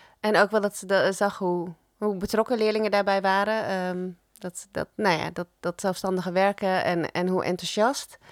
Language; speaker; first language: Dutch; native; Dutch